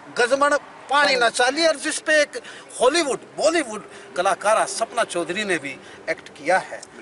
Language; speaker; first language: Hindi; native; Hindi